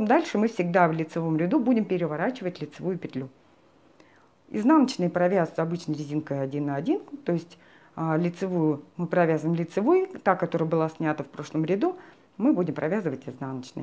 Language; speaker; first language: Russian; native; Russian